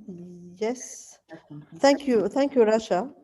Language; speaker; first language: English; non-native, fluent; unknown